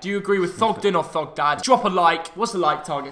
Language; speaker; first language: English; native; English